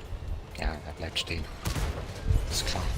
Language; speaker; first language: German; native; German